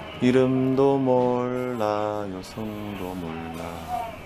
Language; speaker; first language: Korean; native; Korean